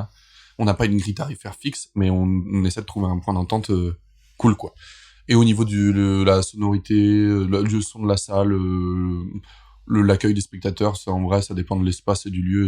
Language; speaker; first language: French; native; French